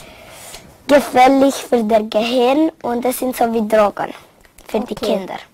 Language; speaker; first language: German; early bilingual, other home language; Spanish